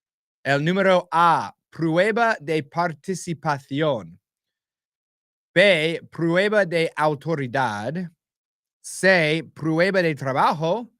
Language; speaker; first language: Spanish; non-native, learner; English